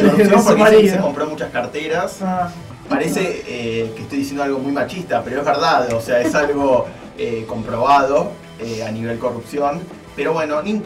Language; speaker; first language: Spanish; native; Spanish